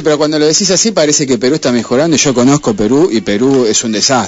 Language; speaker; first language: Spanish; native; Spanish